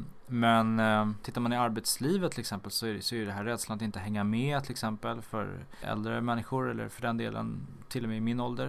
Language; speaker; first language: Swedish; native; Swedish